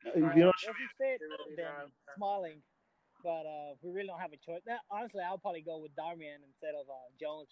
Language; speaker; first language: English; native; English